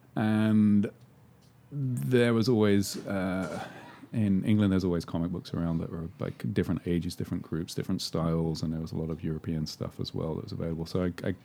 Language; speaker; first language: English; native; English